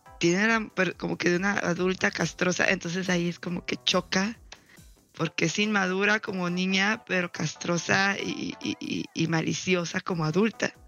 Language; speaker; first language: Spanish; native; Spanish